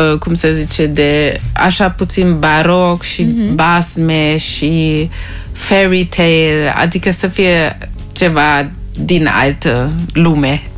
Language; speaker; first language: Romanian; early bilingual, heritage; Romanian